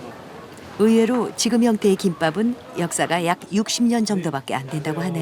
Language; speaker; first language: Korean; native; Korean